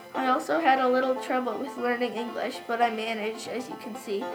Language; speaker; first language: English; non-native, fluent; Turkish